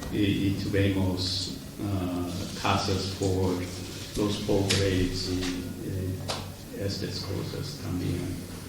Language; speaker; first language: Spanish; non-native, learner; English